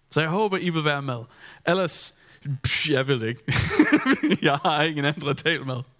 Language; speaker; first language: Danish; non-native, fluent; English